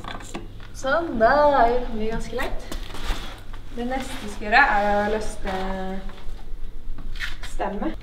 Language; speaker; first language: Norwegian; native; Norwegian